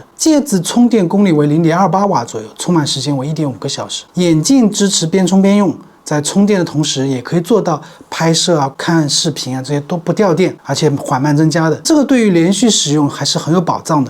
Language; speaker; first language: Chinese; native; Chinese